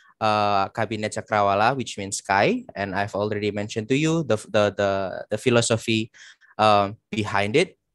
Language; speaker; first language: English; non-native, fluent; Indonesian